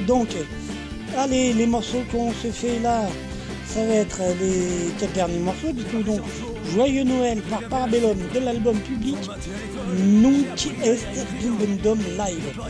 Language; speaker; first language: French; native; French